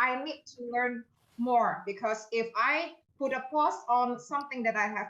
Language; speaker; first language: English; non-native, fluent; Indonesian